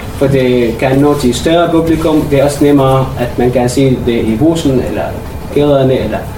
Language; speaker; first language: Danish; non-native, fluent; Arabic